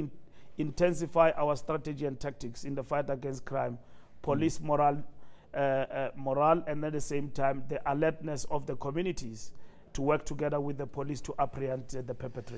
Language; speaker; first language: English; non-native, local second language; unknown